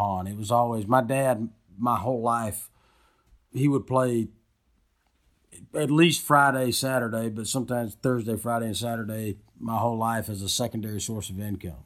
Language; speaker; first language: English; native; English